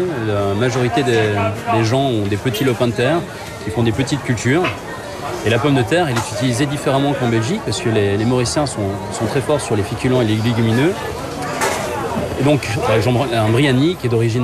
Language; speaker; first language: French; native; French